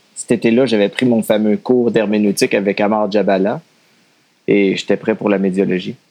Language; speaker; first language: French; native; French